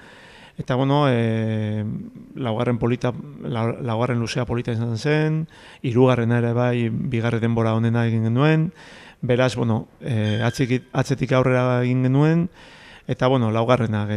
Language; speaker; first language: Basque; native; Basque